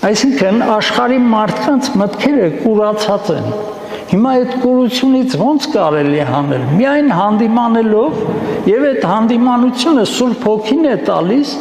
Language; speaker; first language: Armenian; native; Armenian